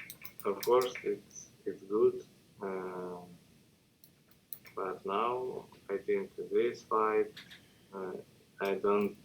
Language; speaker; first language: English; non-native, learner; Russian